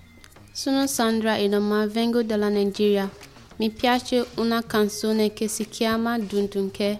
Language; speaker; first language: Italian; non-native, learner; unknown